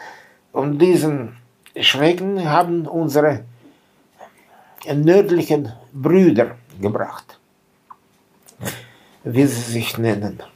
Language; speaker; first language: German; non-native, fluent; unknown